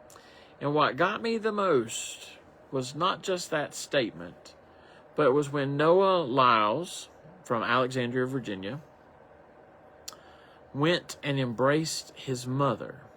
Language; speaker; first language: English; native; English